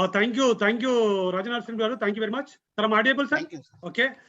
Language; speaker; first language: Hindi; non-native, local second language; Telugu